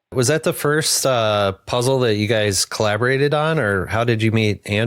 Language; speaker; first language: English; native; English